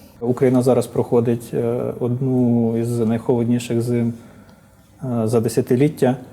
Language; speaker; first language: Ukrainian; native; Ukrainian